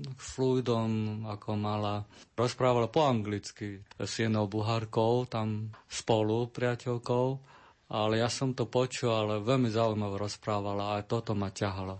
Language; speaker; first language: Slovak; non-native, learner; Chinese